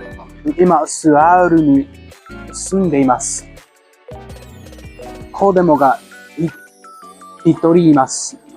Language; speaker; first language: Japanese; non-native, learner; English